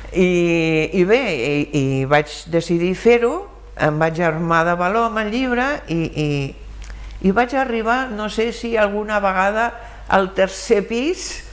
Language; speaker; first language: Catalan; early bilingual, other home language; German